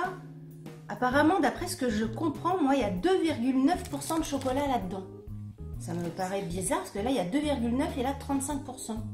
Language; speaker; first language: French; native; French